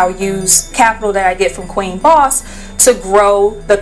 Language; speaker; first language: English; native; English